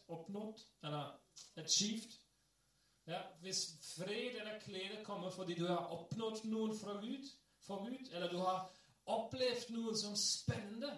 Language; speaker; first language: Norwegian; non-native, fluent; English